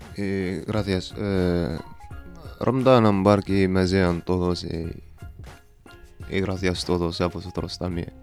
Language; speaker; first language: Spanish; non-native, learner; Berber languages